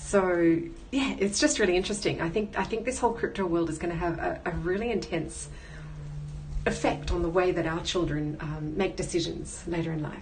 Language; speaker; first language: English; native; English